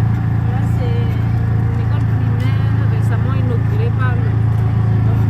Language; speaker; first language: French; non-native, local second language; Malagasy